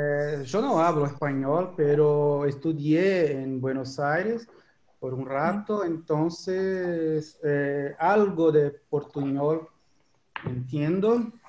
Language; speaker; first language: Spanish; non-native, learner; Portuguese